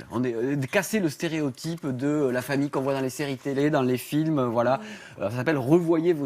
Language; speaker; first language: French; native; French